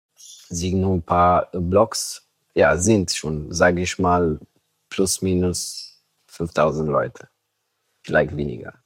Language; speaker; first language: German; non-native, learner; Romanian